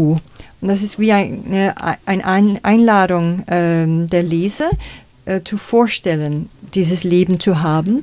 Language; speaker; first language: German; non-native, fluent; Danish